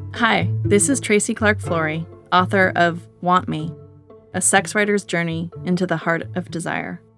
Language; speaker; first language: English; native; English